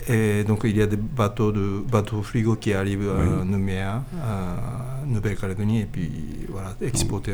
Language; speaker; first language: French; non-native, learner; Japanese